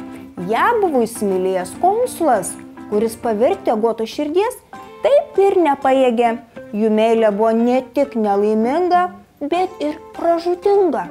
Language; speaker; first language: Lithuanian; native; Lithuanian